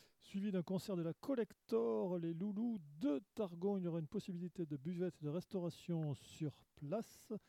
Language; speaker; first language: French; native; French